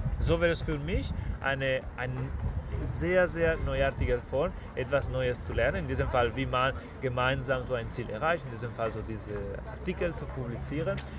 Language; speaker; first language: German; non-native, fluent; Spanish